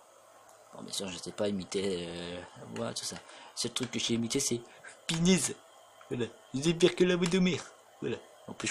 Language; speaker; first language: French; native; French